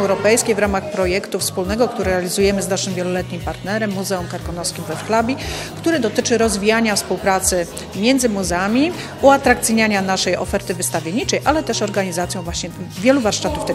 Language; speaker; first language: Polish; native; Polish